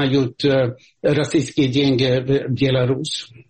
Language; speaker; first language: Russian; non-native, fluent; Swedish